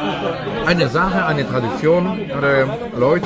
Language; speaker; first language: German; non-native, fluent; Polish